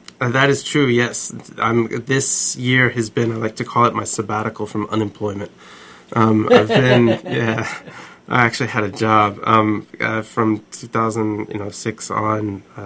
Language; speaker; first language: English; native; English